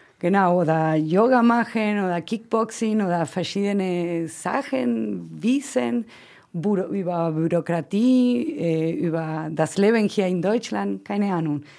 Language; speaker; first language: German; non-native, fluent; Spanish